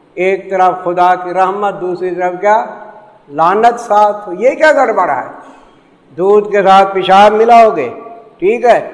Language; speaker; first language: Urdu; non-native, local second language; Saraiki